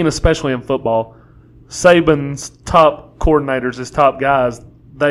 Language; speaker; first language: English; native; English